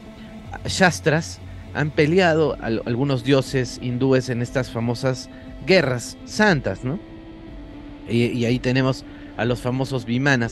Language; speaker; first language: Spanish; native; Spanish